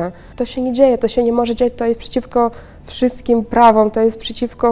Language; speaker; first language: Polish; non-native, fluent; Russian